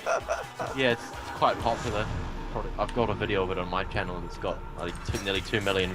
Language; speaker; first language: English; native; English